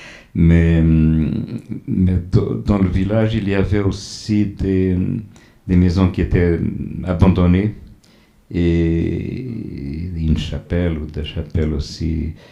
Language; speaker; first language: French; non-native, fluent; Portuguese